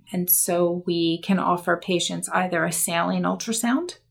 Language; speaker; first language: English; native; English